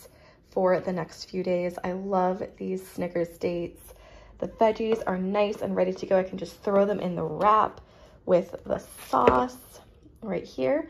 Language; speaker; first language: English; native; English